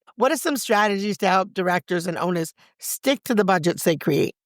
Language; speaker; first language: English; native; English